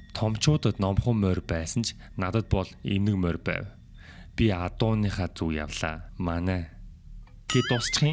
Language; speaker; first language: Mongolian; native; Mongolian